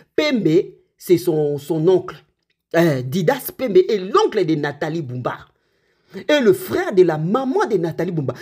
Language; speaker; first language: French; non-native, local second language; Lingala